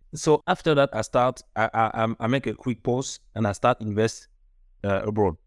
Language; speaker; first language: English; non-native, local second language; French